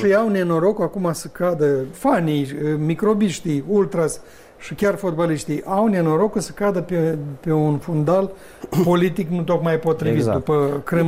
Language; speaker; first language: Romanian; native; Romanian